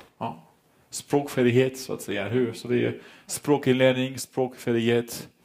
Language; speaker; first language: Swedish; non-native, fluent; French